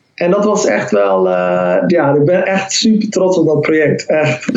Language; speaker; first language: Dutch; early bilingual, other home language; Somali